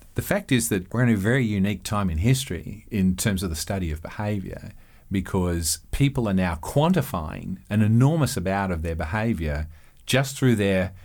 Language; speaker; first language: English; native; English